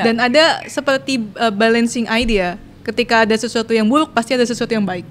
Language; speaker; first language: Indonesian; native; Indonesian